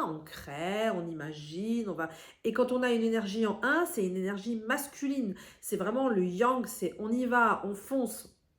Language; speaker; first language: French; native; French